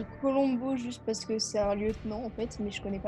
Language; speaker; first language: French; native; French